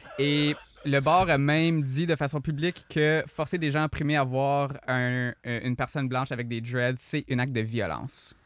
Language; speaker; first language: French; native; French